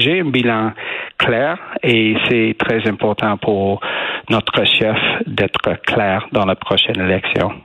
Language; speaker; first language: French; non-native, learner; English